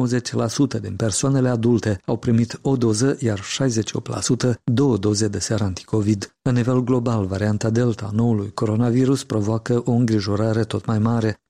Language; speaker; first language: Romanian; native; Romanian